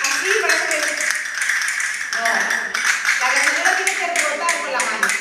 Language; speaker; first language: Spanish; native; Spanish